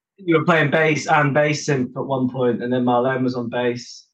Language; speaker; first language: English; native; English